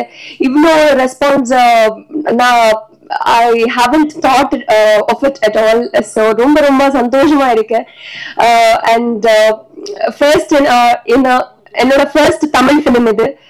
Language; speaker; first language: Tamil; non-native, learner; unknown